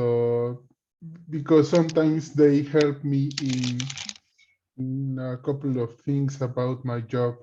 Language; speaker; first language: English; non-native, learner; Spanish